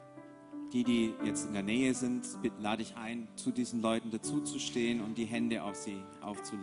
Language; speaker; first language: German; native; German